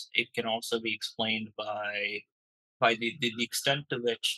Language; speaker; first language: English; non-native, local second language; Malayalam